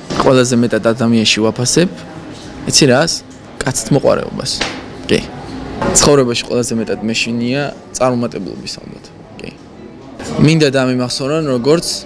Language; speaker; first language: Georgian; native; Georgian